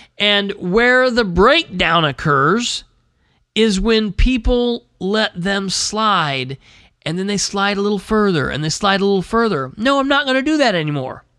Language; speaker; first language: English; native; English